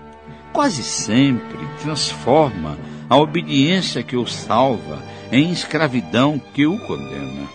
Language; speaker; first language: Portuguese; native; Portuguese